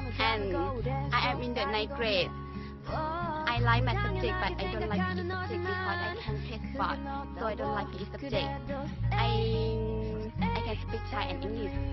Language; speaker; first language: English; non-native, learner; Thai